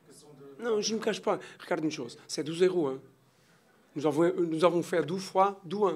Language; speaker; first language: French; non-native, learner; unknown